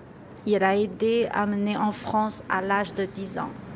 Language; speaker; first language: French; non-native, learner; Chinese